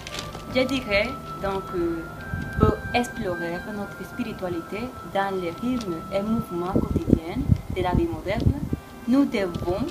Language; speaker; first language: French; non-native, learner; Spanish